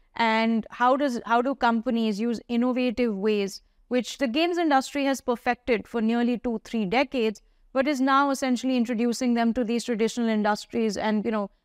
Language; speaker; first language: English; non-native, local second language; Hindi